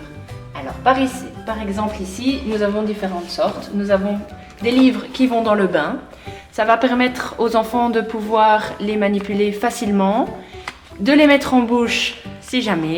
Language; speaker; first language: French; native; French